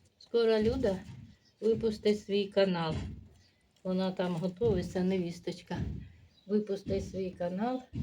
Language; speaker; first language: Ukrainian; native; Ukrainian